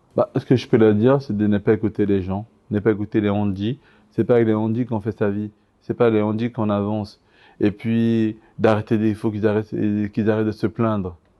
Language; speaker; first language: French; early bilingual, other home language; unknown